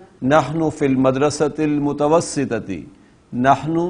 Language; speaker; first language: Arabic; non-native, fluent; Urdu